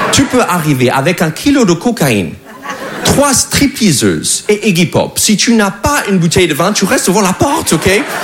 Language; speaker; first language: French; non-native, fluent; English